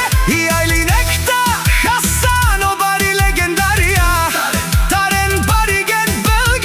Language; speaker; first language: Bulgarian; non-native, local second language; Romany